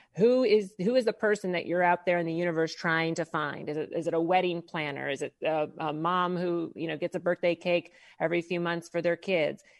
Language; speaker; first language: English; native; English